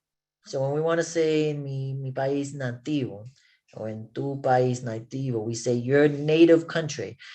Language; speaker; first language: Spanish; non-native, learner; English